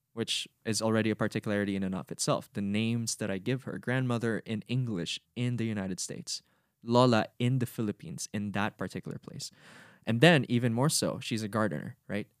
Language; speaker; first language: English; non-native, local second language; Cebuano